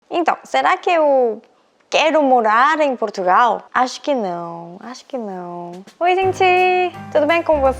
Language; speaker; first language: Portuguese; non-native, fluent; Korean